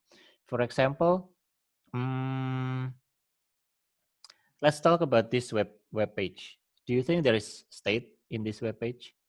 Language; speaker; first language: English; non-native, fluent; Indonesian